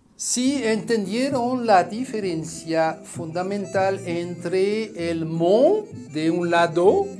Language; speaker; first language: Spanish; non-native, fluent; French